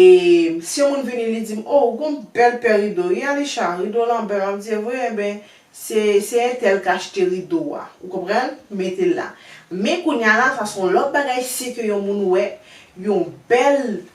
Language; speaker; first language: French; non-native, learner; Haitian Creole